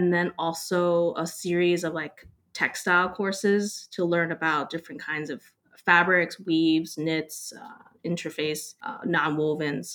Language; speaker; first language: English; early bilingual, other home language; Cantonese